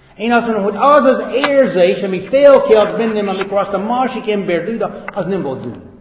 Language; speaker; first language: Hungarian; non-native, fluent; English